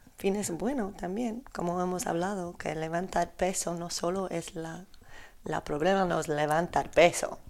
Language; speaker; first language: Spanish; non-native, learner; Polish